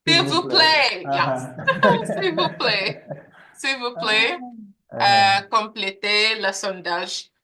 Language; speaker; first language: French; non-native, learner; English